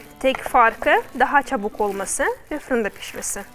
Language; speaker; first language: Turkish; non-native, fluent; Russian